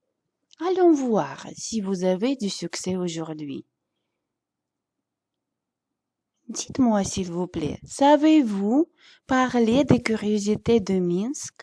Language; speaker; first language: French; non-native, fluent; Russian